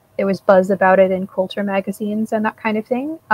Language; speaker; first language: English; native; English